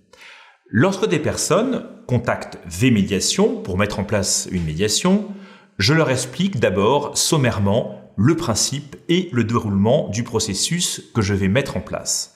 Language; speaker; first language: French; native; French